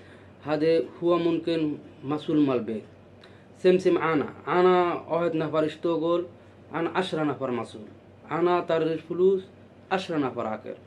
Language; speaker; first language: Arabic; non-native, learner; Bangla